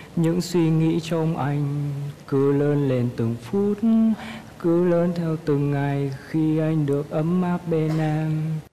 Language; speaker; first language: Vietnamese; native; Vietnamese